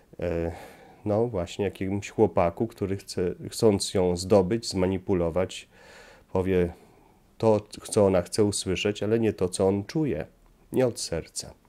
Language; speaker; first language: Polish; native; Polish